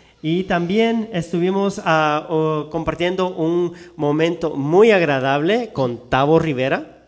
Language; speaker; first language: Spanish; native; Spanish